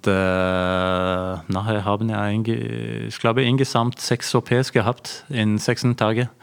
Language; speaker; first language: German; non-native, fluent; Norwegian